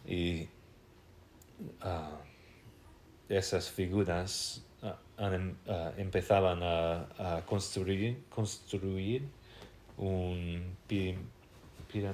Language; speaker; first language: Spanish; non-native, fluent; English